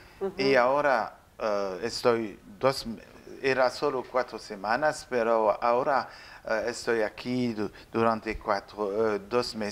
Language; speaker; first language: Spanish; non-native, learner; French